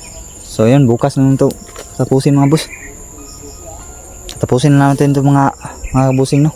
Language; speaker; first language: Filipino; non-native, local second language; Cebuano